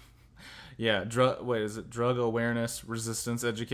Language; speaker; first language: English; native; English